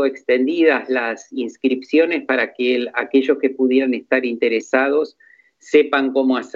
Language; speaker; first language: Spanish; native; Spanish